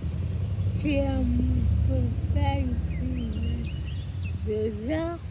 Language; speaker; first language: French; non-native, learner; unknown